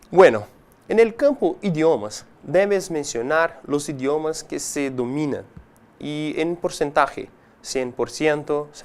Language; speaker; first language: Spanish; non-native, fluent; Portuguese